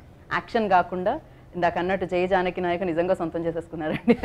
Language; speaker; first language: Telugu; native; Telugu